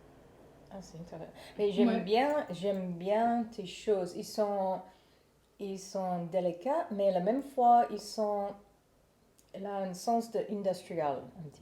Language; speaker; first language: French; non-native, learner; English